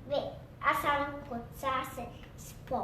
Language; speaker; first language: Hebrew; early bilingual, heritage; Hebrew